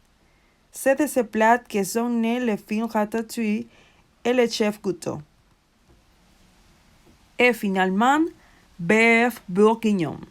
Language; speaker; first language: French; non-native, learner; Spanish